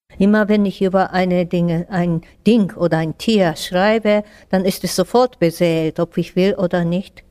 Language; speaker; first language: German; non-native, fluent; Japanese